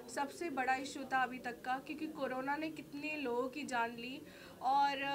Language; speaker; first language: Hindi; native; Hindi